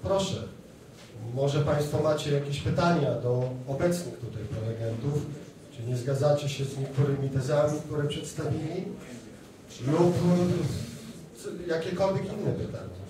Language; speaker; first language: Polish; native; Polish